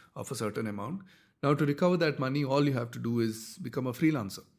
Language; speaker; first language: English; non-native, local second language; Kannada